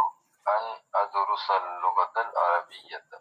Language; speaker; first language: Arabic; non-native, fluent; Tamil